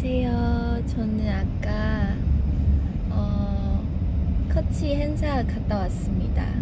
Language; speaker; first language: Korean; non-native, fluent; Chinese